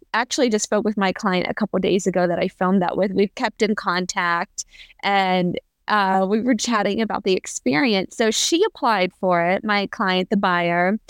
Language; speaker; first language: English; native; English